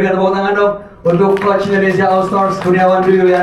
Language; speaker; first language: Indonesian; native; Indonesian